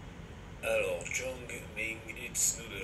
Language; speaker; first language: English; non-native, fluent; French